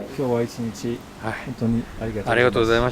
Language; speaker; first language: Japanese; non-native, fluent; French